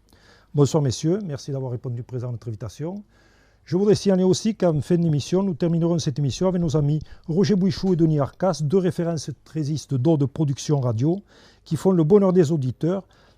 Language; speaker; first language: French; native; French